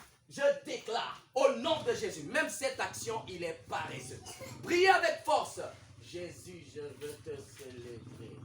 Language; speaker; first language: French; non-native, local second language; Lingala